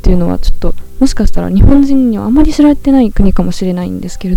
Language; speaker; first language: Japanese; native; Japanese